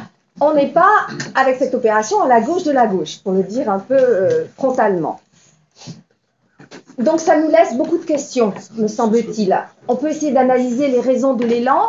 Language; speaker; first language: French; native; French